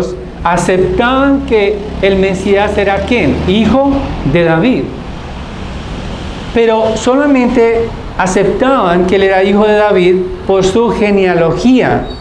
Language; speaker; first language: Spanish; native; Spanish